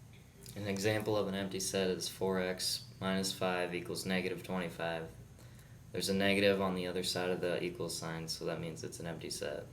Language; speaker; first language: English; native; English